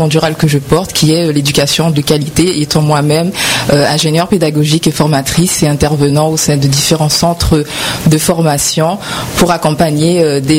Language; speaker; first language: French; native; French